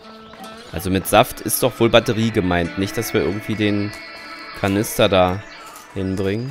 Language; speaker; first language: German; native; German